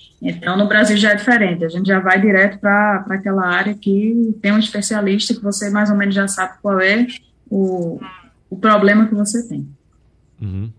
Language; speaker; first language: Portuguese; native; Portuguese